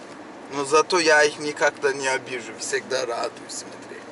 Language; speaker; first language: Russian; non-native, learner; Turkish